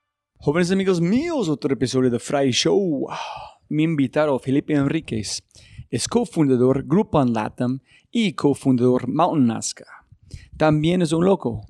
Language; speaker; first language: Spanish; non-native, fluent; English